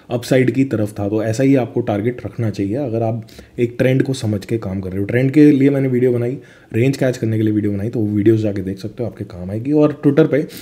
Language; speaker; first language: Hindi; native; Hindi